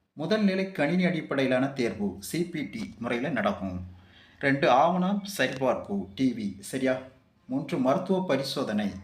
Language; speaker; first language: Tamil; native; Tamil